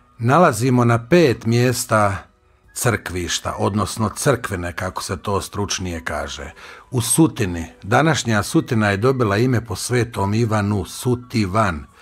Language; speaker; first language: Croatian; native; Croatian